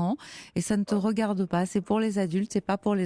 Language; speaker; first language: French; native; French